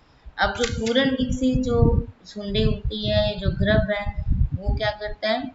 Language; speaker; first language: Hindi; native; Hindi